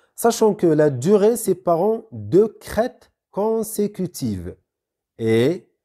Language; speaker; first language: French; non-native, local second language; Arabic